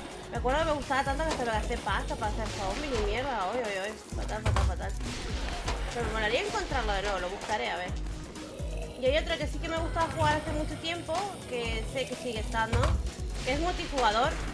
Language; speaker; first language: Spanish; native; Spanish